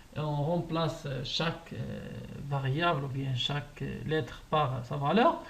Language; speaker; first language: French; non-native, local second language; Arabic